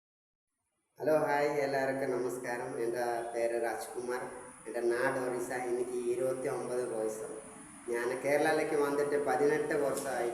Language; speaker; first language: Malayalam; early bilingual, other home language; Odia